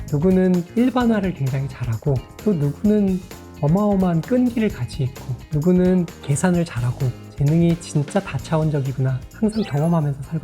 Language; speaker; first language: Korean; native; Korean